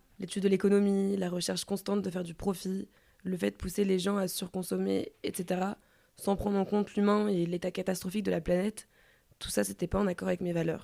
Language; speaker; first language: French; native; French